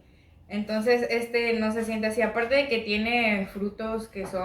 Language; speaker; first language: Spanish; native; Spanish